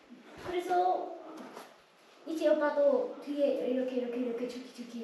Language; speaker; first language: Korean; non-native, learner; Hmong